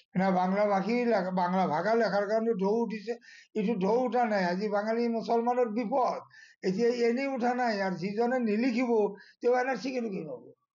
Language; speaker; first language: Assamese; non-native, local second language; Bangla